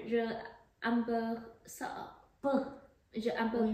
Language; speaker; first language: French; non-native, learner; Vietnamese